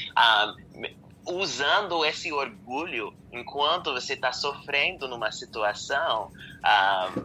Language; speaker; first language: Portuguese; non-native, fluent; English